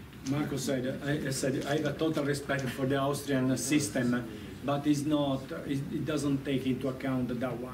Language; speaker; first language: English; non-native, fluent; Italian